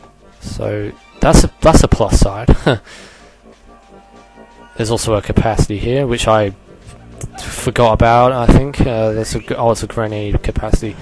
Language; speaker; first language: English; native; English